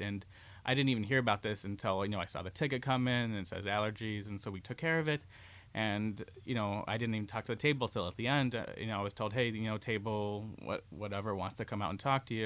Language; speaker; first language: English; native; English